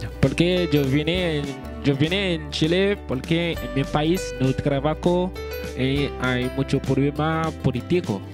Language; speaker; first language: Spanish; non-native, learner; French